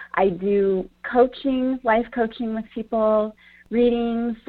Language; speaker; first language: English; native; English